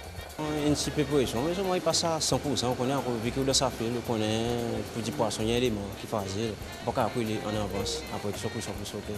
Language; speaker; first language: French; non-native, learner; Seselwa Creole French